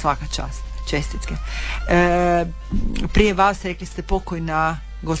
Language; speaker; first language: Serbian; native; Serbian